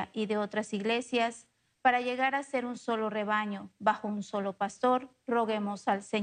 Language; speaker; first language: Spanish; native; Spanish